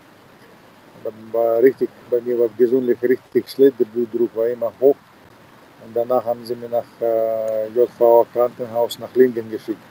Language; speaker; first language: German; non-native, fluent; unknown